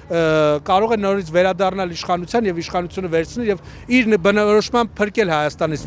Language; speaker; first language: Armenian; native; Armenian